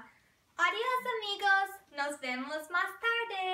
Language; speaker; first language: Spanish; non-native, learner; English